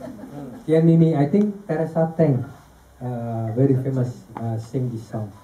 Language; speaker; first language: English; non-native, learner; Indonesian